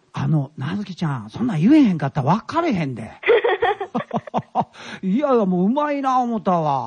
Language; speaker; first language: Japanese; native; Japanese